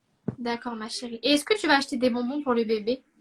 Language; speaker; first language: French; native; French